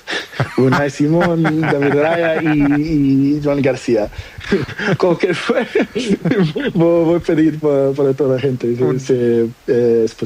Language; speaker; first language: Spanish; non-native, learner; Portuguese